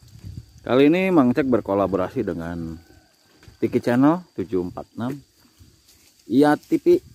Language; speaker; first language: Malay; non-native, local second language; Sundanese